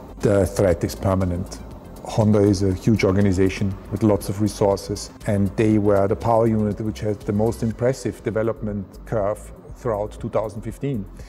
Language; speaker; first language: English; non-native, fluent; German